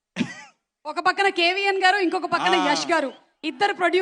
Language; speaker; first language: Telugu; native; Telugu